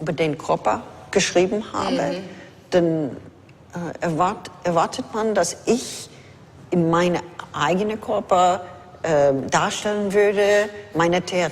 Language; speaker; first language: German; non-native, fluent; English